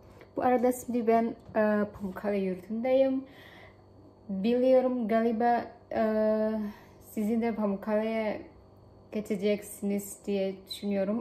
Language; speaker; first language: Turkish; non-native, learner; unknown